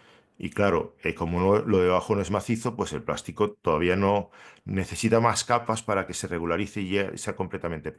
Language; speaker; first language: Spanish; native; Spanish